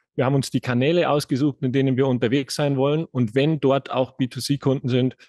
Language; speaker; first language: German; native; German